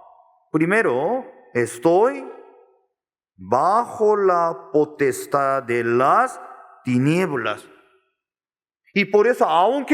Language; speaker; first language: Spanish; non-native, learner; Korean